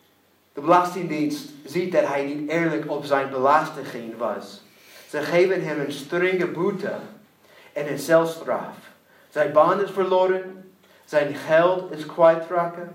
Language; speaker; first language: Dutch; non-native, learner; English